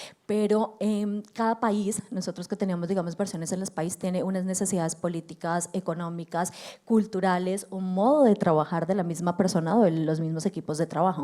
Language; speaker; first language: Spanish; native; Spanish